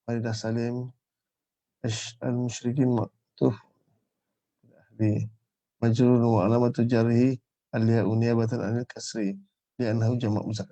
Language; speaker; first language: Arabic; non-native, fluent; Malay